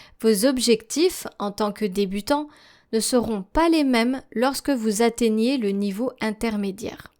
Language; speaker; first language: French; native; French